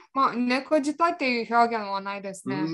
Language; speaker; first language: Japanese; non-native, fluent; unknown